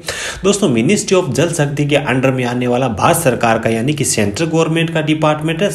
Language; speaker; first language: Hindi; native; Hindi